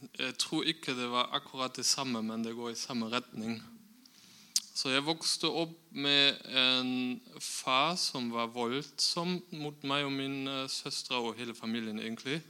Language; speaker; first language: Norwegian; non-native, fluent; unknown